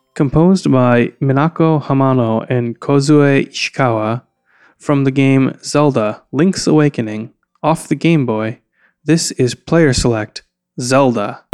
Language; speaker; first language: English; native; English